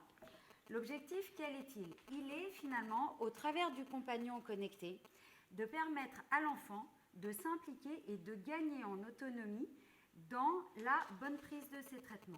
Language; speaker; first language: French; native; French